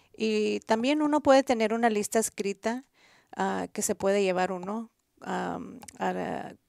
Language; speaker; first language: Spanish; early bilingual, heritage; Spanish